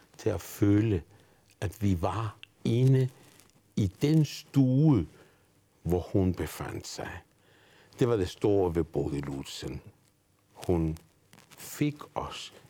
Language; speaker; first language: Danish; non-native, fluent; Spanish